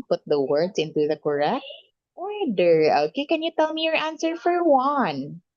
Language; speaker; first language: English; non-native, local second language; Filipino